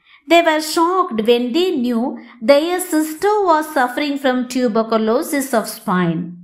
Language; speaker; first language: English; non-native, local second language; Tamil